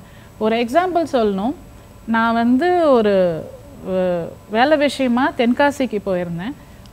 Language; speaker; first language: Tamil; native; Tamil